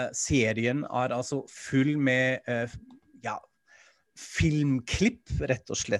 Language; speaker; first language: Norwegian; non-native, fluent; German